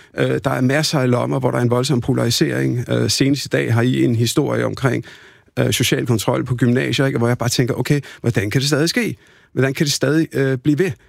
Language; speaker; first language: Danish; early bilingual, other home language; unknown